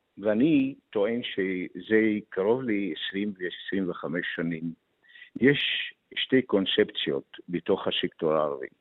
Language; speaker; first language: Hebrew; non-native, local second language; Arabic